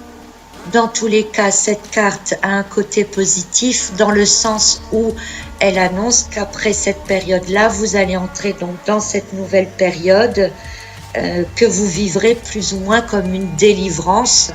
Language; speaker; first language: French; native; French